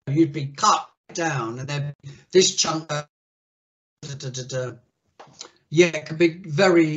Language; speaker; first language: English; native; English